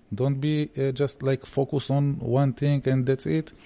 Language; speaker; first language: English; early bilingual, heritage; Hebrew